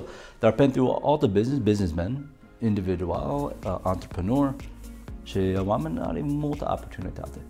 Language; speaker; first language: Romanian; non-native, learner; English